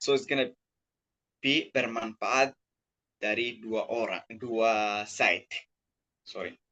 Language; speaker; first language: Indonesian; non-native, learner; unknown